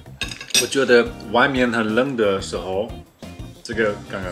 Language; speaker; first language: Chinese; non-native, learner; German